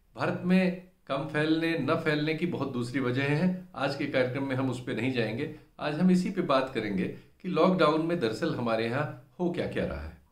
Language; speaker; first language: Hindi; native; Hindi